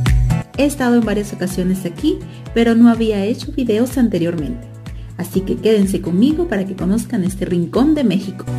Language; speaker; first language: Spanish; native; Spanish